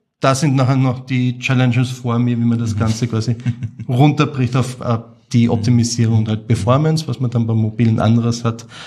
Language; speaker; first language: German; native; German